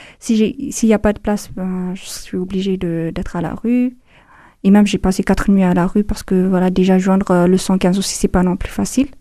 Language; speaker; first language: French; non-native, fluent; Amharic